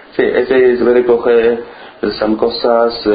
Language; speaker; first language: Spanish; non-native, learner; Chinese